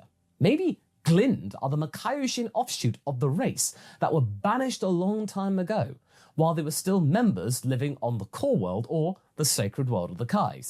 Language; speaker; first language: English; native; English